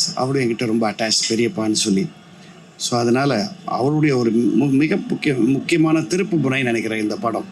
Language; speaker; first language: Tamil; native; Tamil